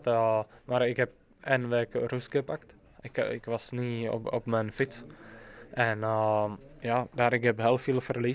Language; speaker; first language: Dutch; non-native, fluent; Czech